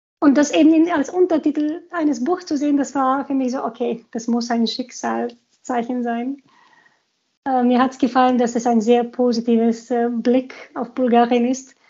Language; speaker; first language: German; non-native, fluent; Bulgarian